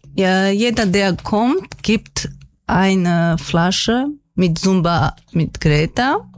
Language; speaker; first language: German; non-native, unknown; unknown